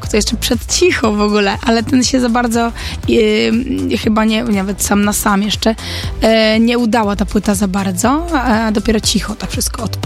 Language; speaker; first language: Polish; early bilingual, heritage; Polish